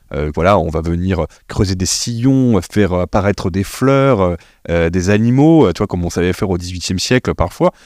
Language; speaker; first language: French; native; French